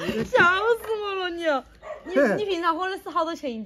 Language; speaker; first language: Chinese; native; Chinese